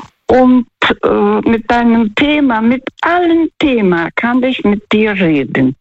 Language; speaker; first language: German; non-native, fluent; Russian